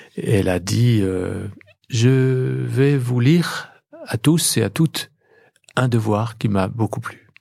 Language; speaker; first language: French; native; French